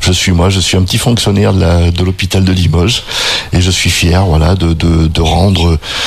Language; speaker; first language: French; native; French